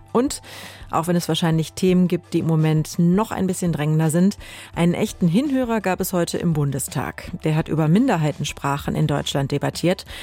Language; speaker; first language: German; native; German